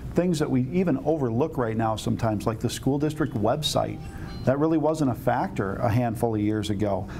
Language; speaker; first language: English; native; English